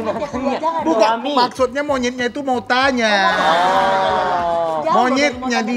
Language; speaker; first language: Indonesian; native; Indonesian